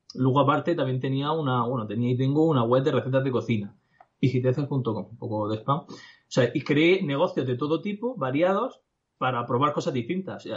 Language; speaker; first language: Spanish; native; Spanish